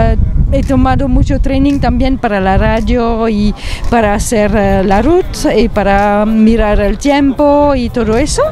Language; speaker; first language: Spanish; non-native, learner; French